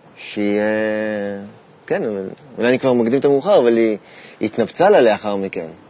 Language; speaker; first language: Hebrew; native; Hebrew